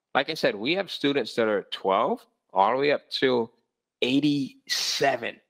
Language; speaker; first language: English; native; English